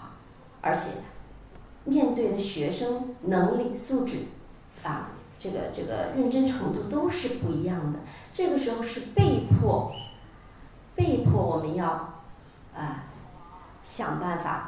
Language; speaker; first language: Chinese; native; Chinese